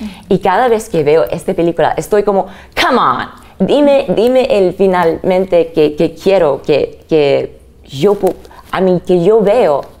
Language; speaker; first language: Spanish; early bilingual, other home language; English